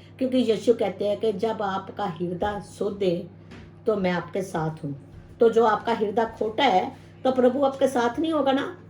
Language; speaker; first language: Hindi; non-native, local second language; Punjabi